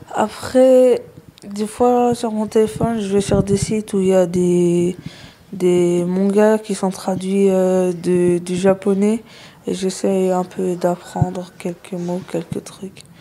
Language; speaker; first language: French; early bilingual, other home language; Arabic